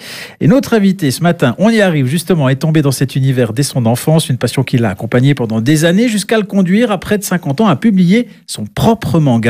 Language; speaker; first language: French; native; French